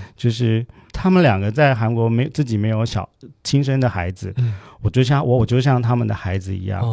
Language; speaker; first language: Chinese; native; Chinese